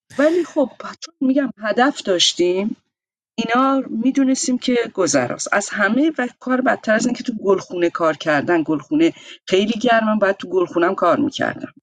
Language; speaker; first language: Persian; native; Persian